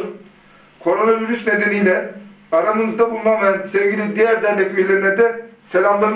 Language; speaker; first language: Turkish; native; Turkish